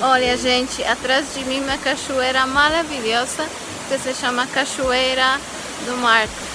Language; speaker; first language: Portuguese; non-native, fluent; Polish